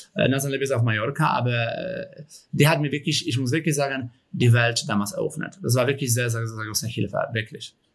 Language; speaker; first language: German; non-native, fluent; Polish